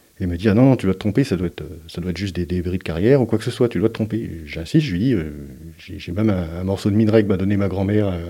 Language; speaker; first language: French; native; French